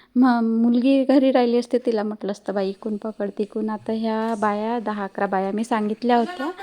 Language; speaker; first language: Marathi; non-native, local second language; Hindi